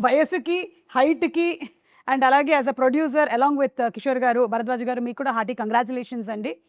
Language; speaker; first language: Telugu; native; Telugu